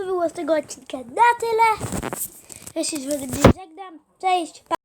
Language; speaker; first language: Polish; native; Polish